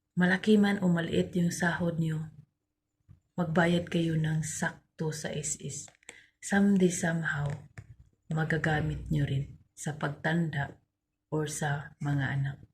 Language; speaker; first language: Filipino; non-native, local second language; Cebuano